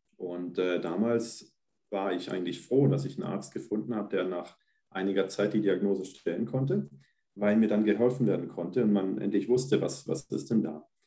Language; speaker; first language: German; native; German